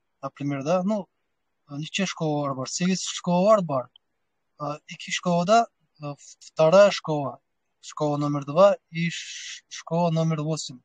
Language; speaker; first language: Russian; non-native, local second language; Kumyk